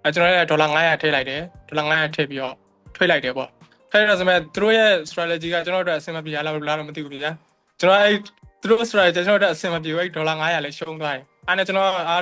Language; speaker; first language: Burmese; native; Burmese